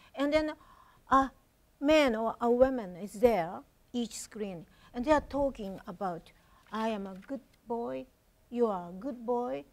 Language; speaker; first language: English; non-native, learner; Japanese